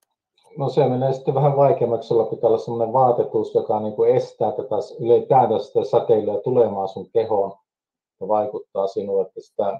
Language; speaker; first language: Finnish; native; Finnish